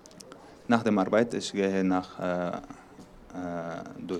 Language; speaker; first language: German; non-native, learner; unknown